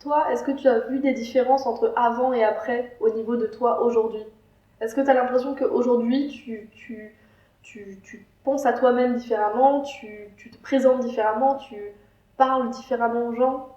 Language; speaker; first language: French; native; French